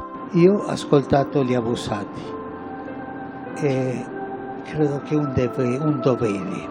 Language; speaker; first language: Italian; non-native, fluent; Spanish